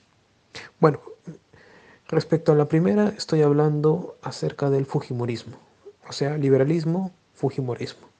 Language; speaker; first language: Spanish; native; Spanish